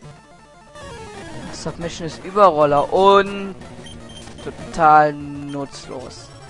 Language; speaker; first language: German; native; German